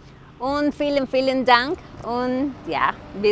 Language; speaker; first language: German; non-native, fluent; Spanish